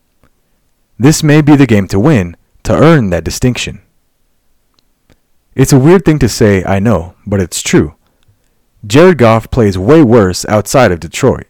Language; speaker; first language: English; native; English